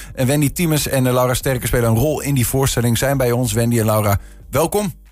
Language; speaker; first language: Dutch; native; Dutch